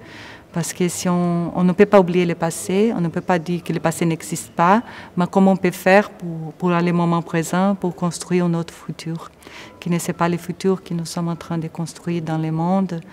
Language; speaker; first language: French; non-native, fluent; Portuguese